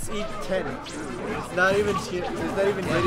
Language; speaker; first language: English; native; English